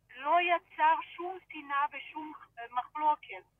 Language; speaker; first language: Hebrew; non-native, fluent; Russian